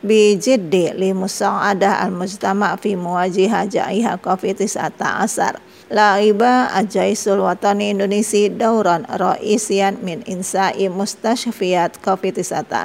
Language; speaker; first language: Arabic; non-native, learner; Indonesian